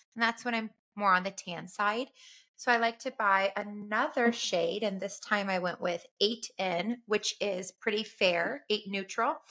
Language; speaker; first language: English; native; English